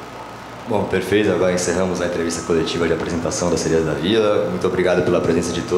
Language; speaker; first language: Portuguese; native; Portuguese